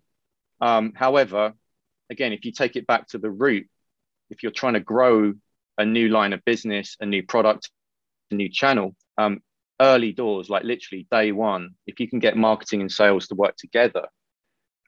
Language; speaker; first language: English; native; English